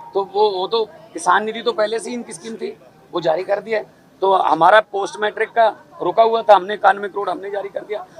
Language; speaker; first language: Hindi; non-native, local second language; Punjabi